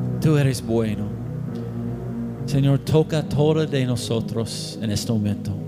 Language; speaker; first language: Spanish; non-native, learner; English